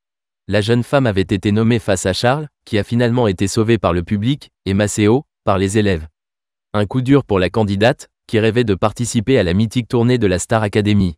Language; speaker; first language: French; native; French